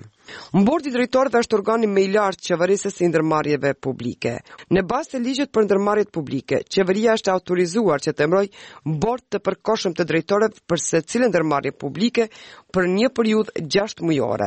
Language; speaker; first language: Albanian; native; Albanian